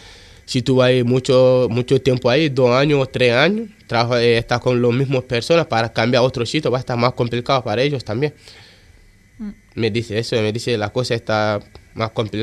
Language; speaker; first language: Spanish; non-native, learner; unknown